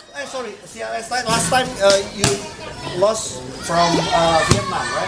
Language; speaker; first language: English; non-native, learner; Indonesian